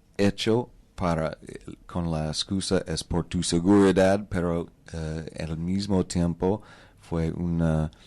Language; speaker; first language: Spanish; non-native, learner; English